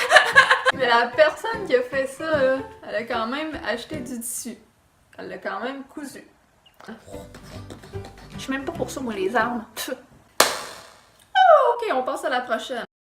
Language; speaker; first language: French; native; French